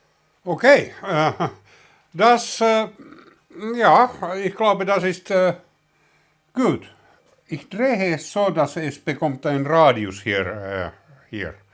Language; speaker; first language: German; non-native, learner; Finnish